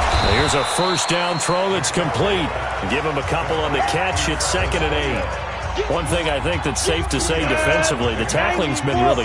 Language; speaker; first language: English; native; English